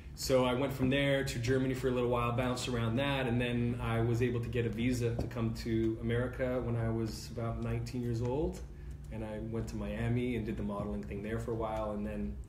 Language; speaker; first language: English; native; English